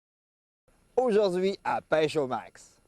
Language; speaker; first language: French; native; French